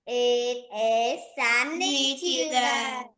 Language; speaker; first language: English; non-native, learner; Vietnamese